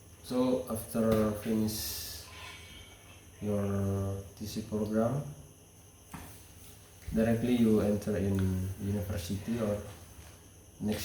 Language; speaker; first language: English; non-native, learner; Indonesian